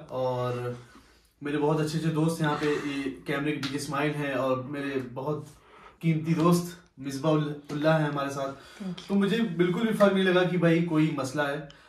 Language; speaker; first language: Hindi; native; Hindi